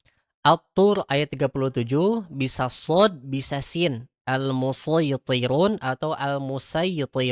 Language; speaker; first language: Indonesian; native; Indonesian